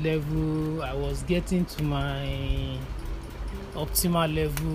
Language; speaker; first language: English; non-native, local second language; Yoruba